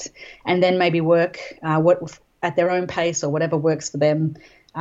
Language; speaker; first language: English; native; English